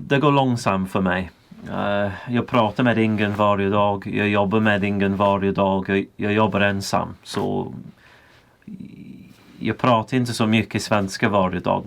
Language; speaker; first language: Swedish; non-native, learner; English